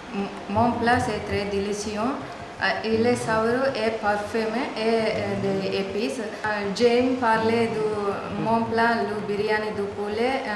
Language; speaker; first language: French; non-native, learner; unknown